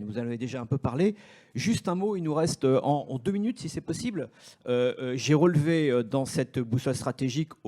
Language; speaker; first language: French; native; French